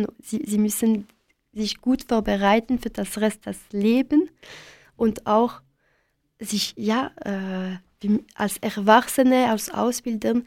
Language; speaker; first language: German; non-native, local second language; French